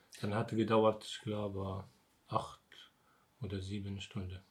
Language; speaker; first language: German; non-native, learner; Arabic